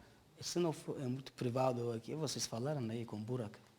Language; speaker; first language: Portuguese; non-native, learner; Turkish